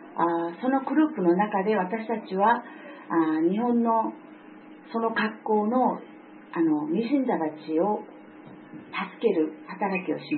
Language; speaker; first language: Japanese; non-native, fluent; Korean